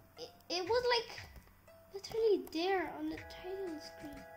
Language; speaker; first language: English; native; English